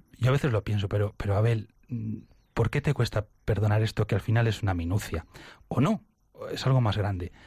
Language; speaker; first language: Spanish; native; Spanish